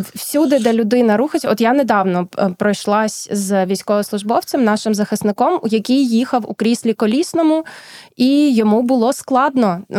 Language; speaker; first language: Ukrainian; early bilingual, heritage; Ukrainian